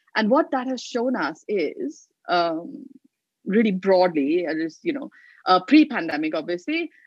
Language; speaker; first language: English; non-native, local second language; Hindi